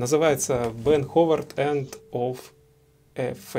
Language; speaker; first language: Russian; native; Russian